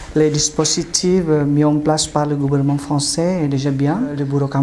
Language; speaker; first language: French; non-native, fluent; Indonesian